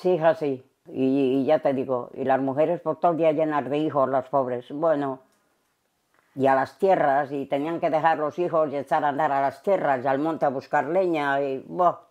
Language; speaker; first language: Spanish; native; Spanish